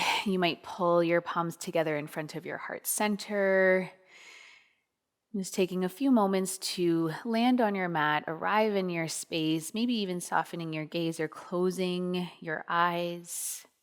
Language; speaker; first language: English; native; English